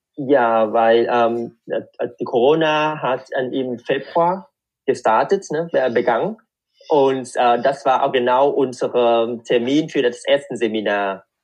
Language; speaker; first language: German; non-native, fluent; Vietnamese